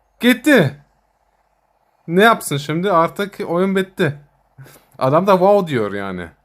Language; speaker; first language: Turkish; early bilingual, heritage; Turkish